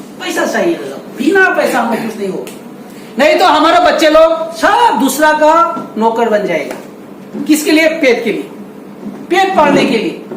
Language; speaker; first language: Hindi; non-native, local second language; Bangla